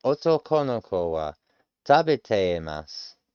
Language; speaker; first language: Japanese; non-native, learner; English